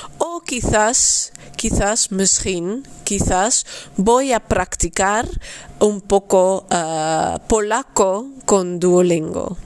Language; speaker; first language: Spanish; non-native, fluent; Dutch